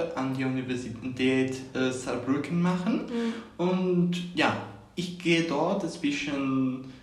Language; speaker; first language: German; non-native, learner; Spanish